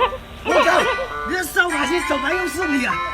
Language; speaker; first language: Chinese; native; Chinese